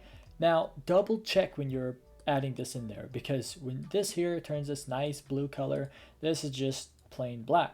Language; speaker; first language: English; native; English